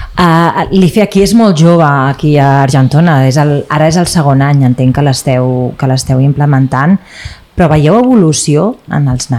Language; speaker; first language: Catalan; native; Catalan